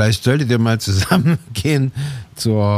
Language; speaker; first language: German; native; German